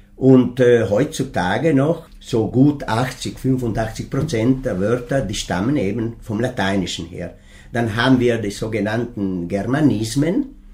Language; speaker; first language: German; non-native, local second language; Ladin